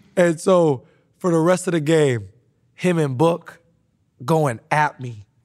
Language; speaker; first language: English; native; English